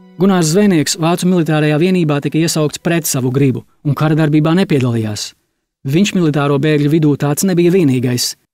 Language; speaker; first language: Latvian; native; Latvian